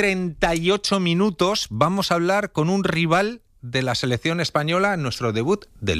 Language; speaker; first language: Spanish; native; Spanish